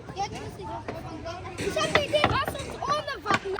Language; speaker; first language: German; early bilingual, other home language; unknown